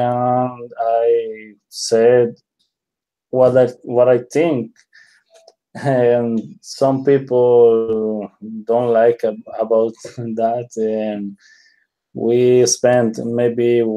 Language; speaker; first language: English; non-native, learner; Spanish